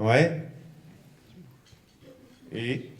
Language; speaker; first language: French; native; French